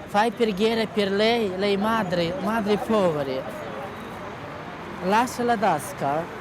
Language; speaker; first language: Italian; non-native, learner; Russian